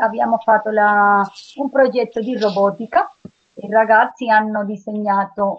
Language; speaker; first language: Italian; non-native, learner; Spanish